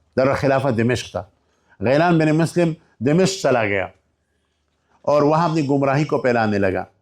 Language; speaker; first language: Urdu; non-native, local second language; Pashto